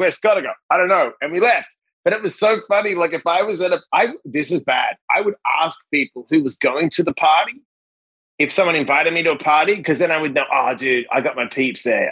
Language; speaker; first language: English; native; English